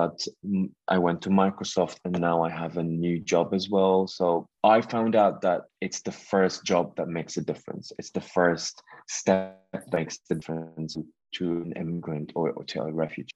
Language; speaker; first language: English; non-native, fluent; Arabic